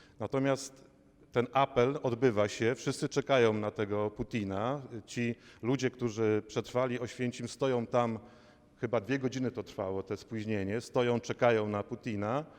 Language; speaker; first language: Polish; native; Polish